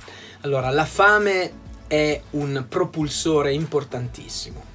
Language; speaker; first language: Italian; native; Italian